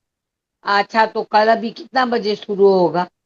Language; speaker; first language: Hindi; non-native, local second language; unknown